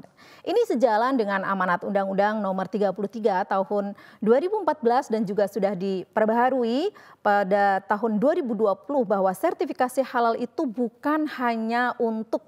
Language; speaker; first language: Indonesian; native; Indonesian